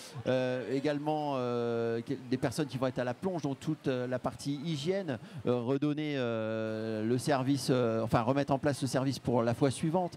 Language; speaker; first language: French; native; French